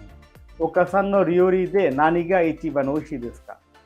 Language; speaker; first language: Japanese; non-native, fluent; Bangla